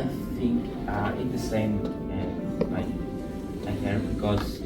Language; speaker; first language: English; non-native, learner; Spanish